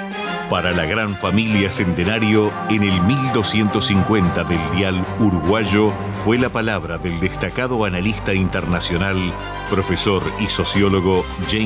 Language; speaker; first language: Spanish; native; Spanish